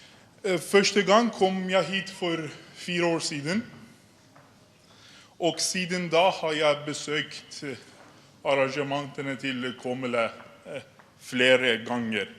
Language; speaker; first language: Norwegian; non-native, fluent; Persian